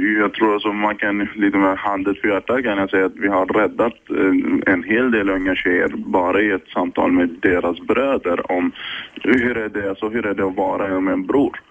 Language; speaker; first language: Swedish; early bilingual, other home language; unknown